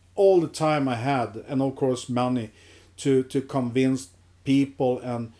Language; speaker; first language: English; non-native, fluent; Swedish